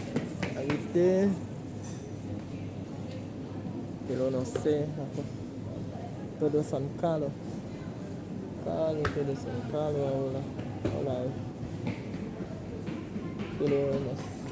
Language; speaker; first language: Spanish; non-native, learner; Haitian Creole